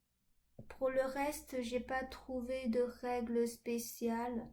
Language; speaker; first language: French; non-native, fluent; Chinese